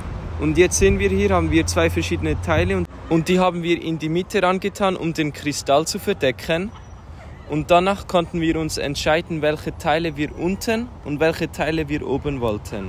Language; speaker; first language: German; native; German